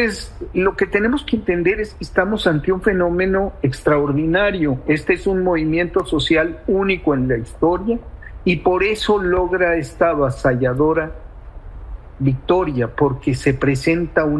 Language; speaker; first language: Spanish; native; Spanish